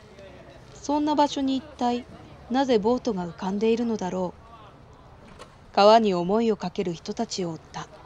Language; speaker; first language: Japanese; native; Japanese